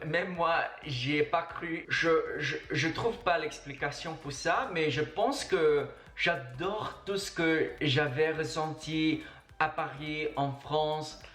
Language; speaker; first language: French; non-native, fluent; Chinese